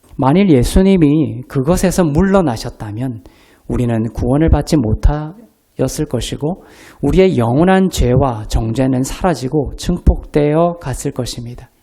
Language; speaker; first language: Korean; native; Korean